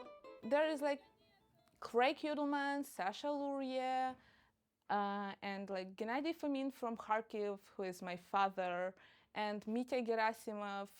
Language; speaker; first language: English; non-native, fluent; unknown